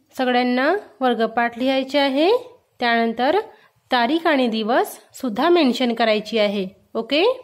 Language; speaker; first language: Marathi; non-native, local second language; Hindi